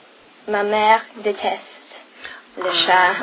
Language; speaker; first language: French; non-native, learner; English